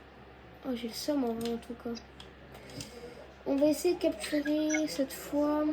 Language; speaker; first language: French; native; French